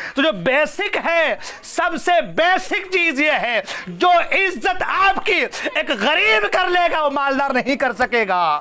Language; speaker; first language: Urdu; non-native, local second language; Assamese